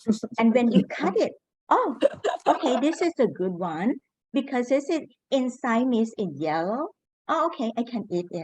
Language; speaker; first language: English; non-native, learner; Thai